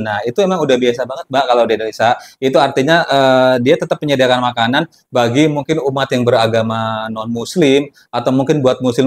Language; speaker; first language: Indonesian; native; Indonesian